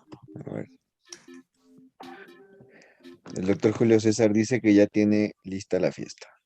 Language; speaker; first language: Spanish; native; Spanish